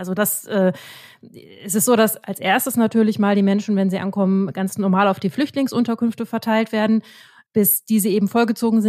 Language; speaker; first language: German; native; German